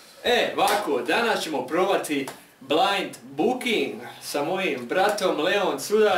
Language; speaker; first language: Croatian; early bilingual, heritage; Croatian